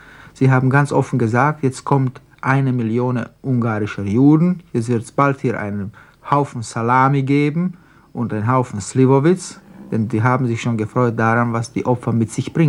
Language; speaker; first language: German; non-native, fluent; Slovak